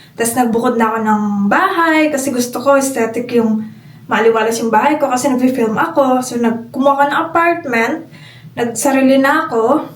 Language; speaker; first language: Filipino; native; Filipino